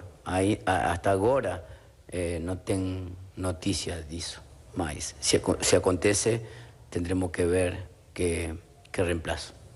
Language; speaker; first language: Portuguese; non-native, learner; Spanish